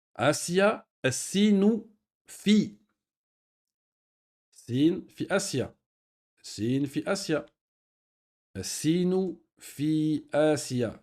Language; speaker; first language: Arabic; non-native, fluent; French